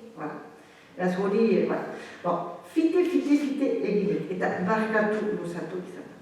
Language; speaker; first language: Basque; native; Basque